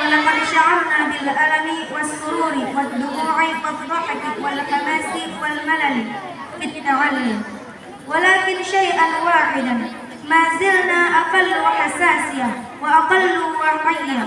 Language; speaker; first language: Arabic; non-native, learner; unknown